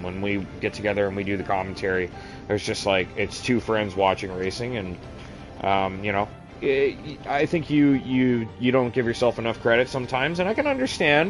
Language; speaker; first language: English; native; English